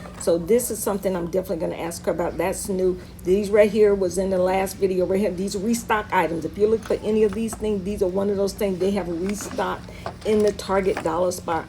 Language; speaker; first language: English; native; English